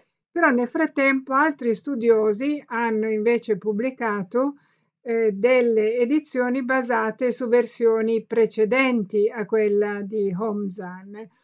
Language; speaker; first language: Italian; native; Italian